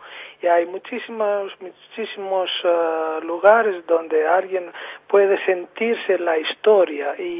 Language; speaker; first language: Spanish; non-native, fluent; Greek